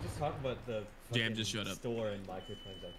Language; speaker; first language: English; native; English